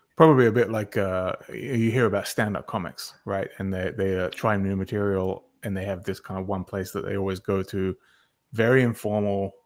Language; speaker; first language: English; native; English